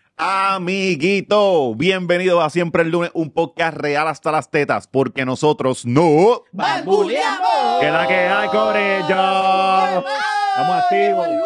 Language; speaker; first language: Spanish; native; Spanish